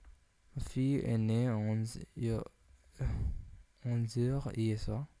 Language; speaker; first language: French; non-native, learner; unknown